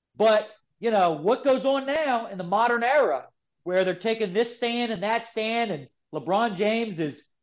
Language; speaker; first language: English; native; English